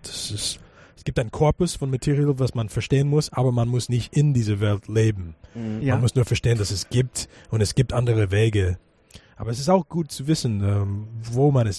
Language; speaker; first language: German; non-native, fluent; English